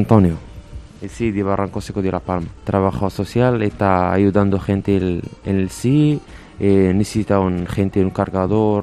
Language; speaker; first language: Spanish; non-native, learner; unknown